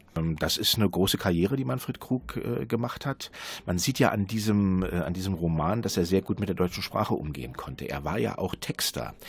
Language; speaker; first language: German; native; German